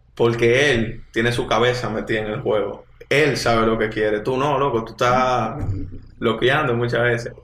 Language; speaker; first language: Spanish; native; Spanish